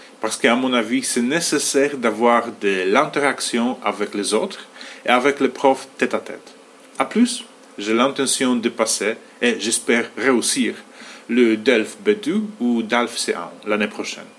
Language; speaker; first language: French; non-native, fluent; Polish